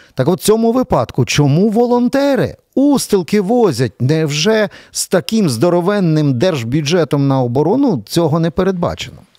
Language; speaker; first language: Ukrainian; native; Ukrainian